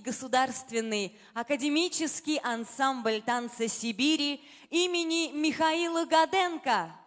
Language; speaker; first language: Russian; native; Russian